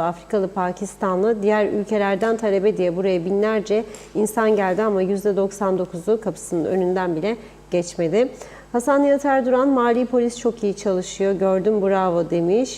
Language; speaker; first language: Turkish; native; Turkish